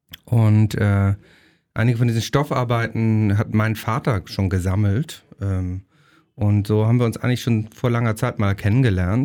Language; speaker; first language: German; native; German